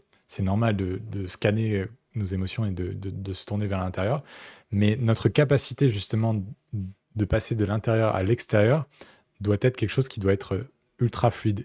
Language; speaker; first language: French; native; French